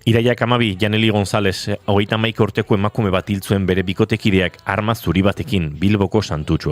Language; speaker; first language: Basque; native; Basque